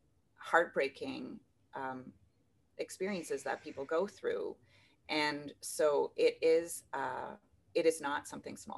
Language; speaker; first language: English; native; English